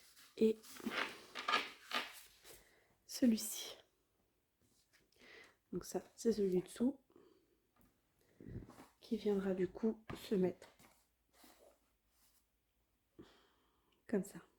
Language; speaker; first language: French; native; French